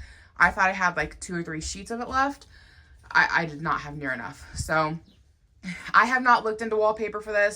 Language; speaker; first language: English; native; English